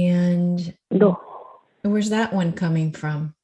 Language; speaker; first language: English; native; English